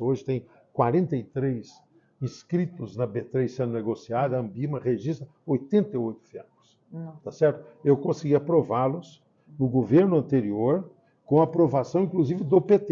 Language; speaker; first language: Portuguese; native; Portuguese